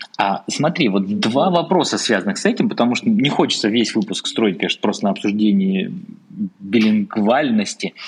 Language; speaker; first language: Russian; native; Russian